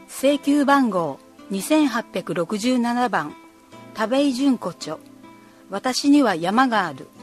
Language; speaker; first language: Japanese; native; Japanese